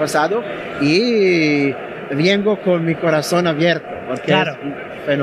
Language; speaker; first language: Spanish; non-native, learner; Italian